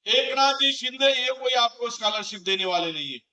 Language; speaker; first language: Hindi; non-native, local second language; Marathi